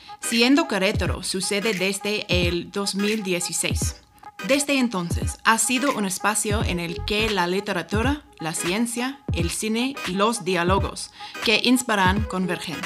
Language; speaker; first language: Spanish; non-native, fluent; English